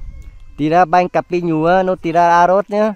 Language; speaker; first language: Portuguese; non-native, learner; Vietnamese